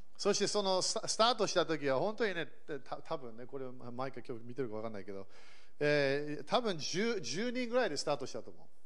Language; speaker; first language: Japanese; early bilingual, other home language; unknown